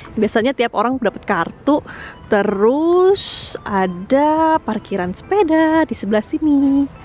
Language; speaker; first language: Indonesian; native; Indonesian